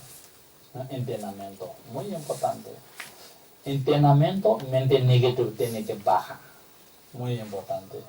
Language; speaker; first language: Spanish; non-native, learner; Tibetan